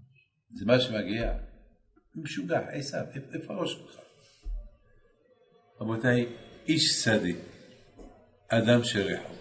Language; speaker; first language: Hebrew; non-native, fluent; French